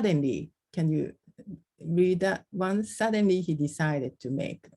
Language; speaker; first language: English; non-native, learner; Japanese